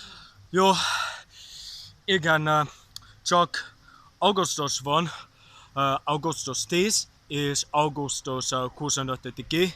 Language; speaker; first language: Hungarian; non-native, learner; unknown